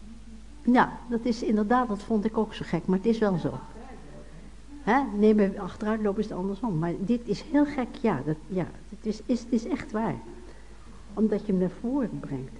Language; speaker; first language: Dutch; native; Dutch